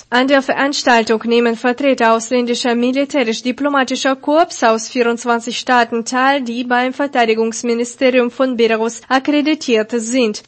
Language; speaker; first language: German; non-native, fluent; Russian